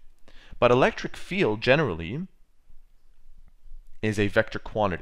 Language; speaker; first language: English; native; English